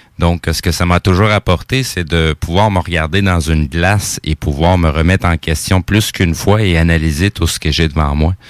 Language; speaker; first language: French; native; French